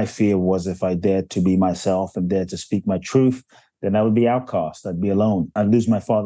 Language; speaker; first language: English; native; English